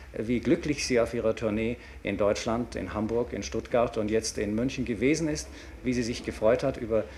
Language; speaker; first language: German; native; German